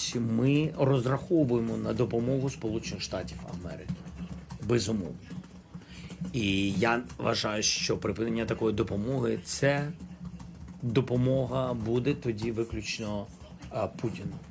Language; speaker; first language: Ukrainian; non-native, local second language; Russian